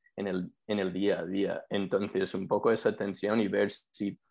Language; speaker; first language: Spanish; non-native, fluent; English